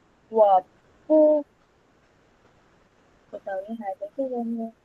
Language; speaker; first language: Chinese; non-native, learner; Vietnamese